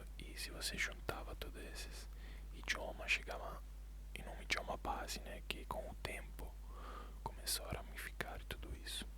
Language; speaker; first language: Portuguese; non-native, fluent; Italian